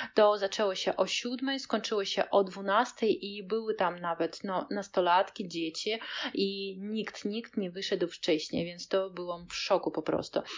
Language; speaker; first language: Polish; non-native, fluent; Russian